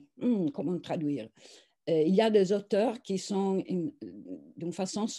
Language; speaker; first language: French; non-native, fluent; Italian